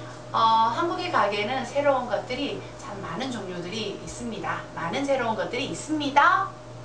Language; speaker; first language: Korean; native; Korean